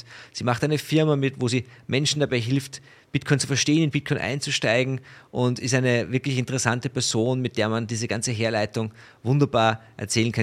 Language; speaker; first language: German; native; German